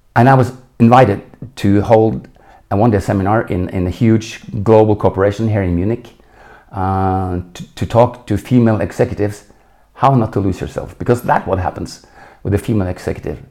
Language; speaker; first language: English; non-native, fluent; Norwegian